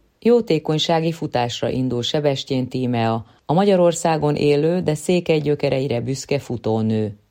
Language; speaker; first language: Hungarian; native; Hungarian